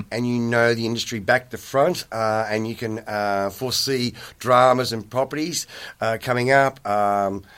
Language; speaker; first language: English; native; English